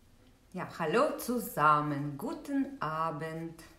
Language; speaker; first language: German; non-native, fluent; Russian